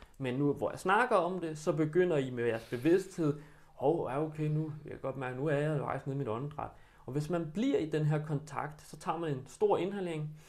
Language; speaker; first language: Danish; early bilingual, other home language; Bosnian